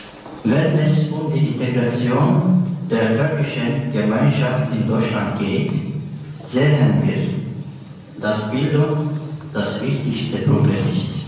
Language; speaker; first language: German; non-native, learner; Turkish